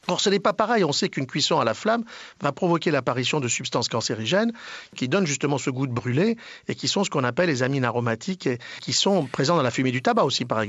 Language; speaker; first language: French; native; French